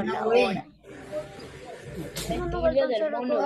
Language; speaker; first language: Spanish; native; Spanish